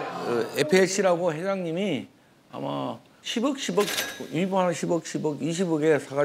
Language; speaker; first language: Korean; native; Korean